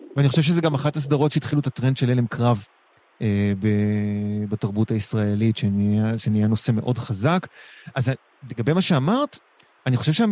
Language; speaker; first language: Hebrew; native; Hebrew